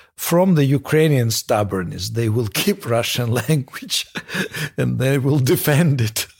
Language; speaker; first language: English; non-native, fluent; Russian